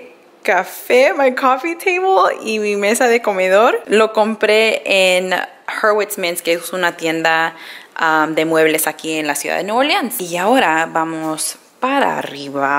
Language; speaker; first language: Spanish; early bilingual, heritage; Spanish